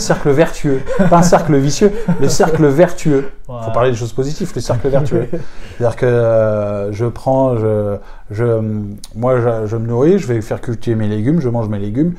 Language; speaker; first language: French; native; French